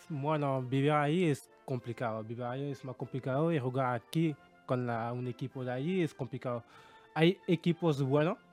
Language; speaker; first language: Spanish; non-native, learner; French